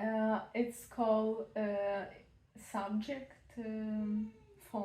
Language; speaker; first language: English; non-native, learner; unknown